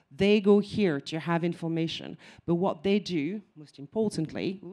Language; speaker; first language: English; non-native, fluent; French